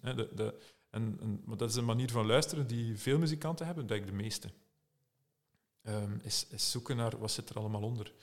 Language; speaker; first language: Dutch; native; Dutch